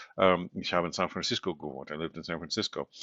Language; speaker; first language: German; non-native, fluent; English